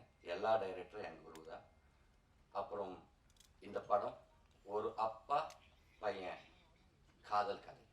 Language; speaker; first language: Tamil; non-native, learner; Telugu